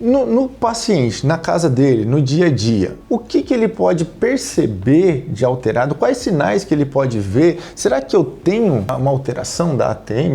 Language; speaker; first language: Portuguese; native; Portuguese